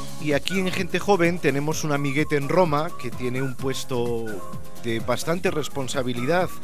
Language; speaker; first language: Spanish; native; Spanish